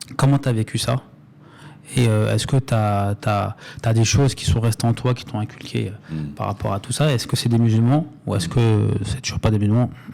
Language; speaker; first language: French; native; French